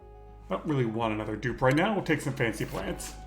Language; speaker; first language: English; native; English